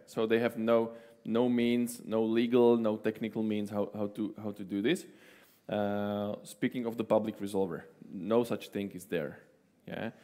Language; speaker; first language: English; non-native, fluent; Czech